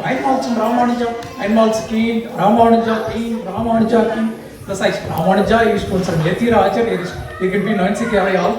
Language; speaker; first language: German; non-native, learner; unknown